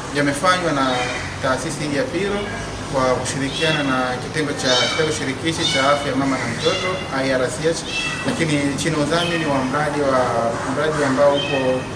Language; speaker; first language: Swahili; native; Swahili